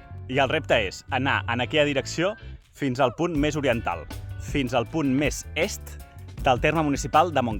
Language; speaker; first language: Catalan; native; Catalan